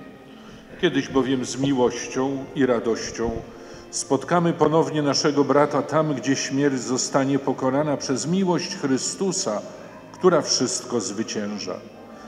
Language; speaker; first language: Polish; native; Polish